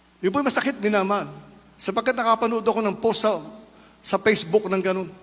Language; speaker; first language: Filipino; non-native, local second language; Iloko